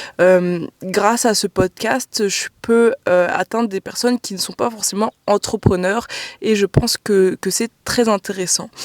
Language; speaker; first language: French; native; French